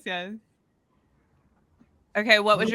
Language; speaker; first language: English; native; English